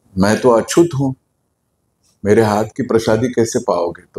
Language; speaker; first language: Hindi; non-native, local second language; Marathi